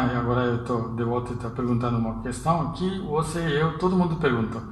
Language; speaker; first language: Portuguese; non-native, fluent; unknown